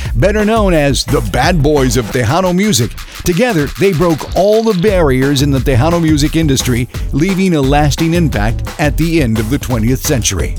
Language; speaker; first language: English; early bilingual, other home language; Spanish